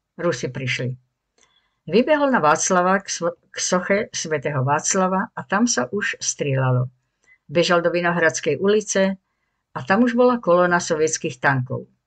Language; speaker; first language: Slovak; native; Slovak